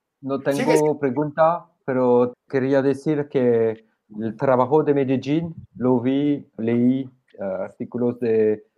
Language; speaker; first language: Spanish; non-native, fluent; French